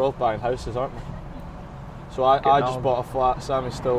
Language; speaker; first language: English; native; English